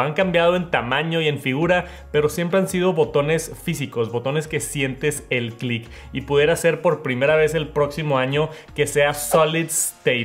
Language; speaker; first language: Spanish; native; Spanish